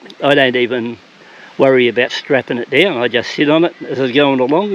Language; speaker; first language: English; native; English